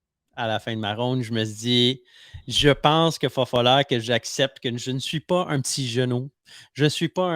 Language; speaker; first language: French; native; French